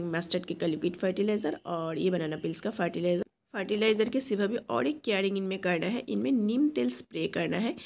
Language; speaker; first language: Hindi; non-native, local second language; Bangla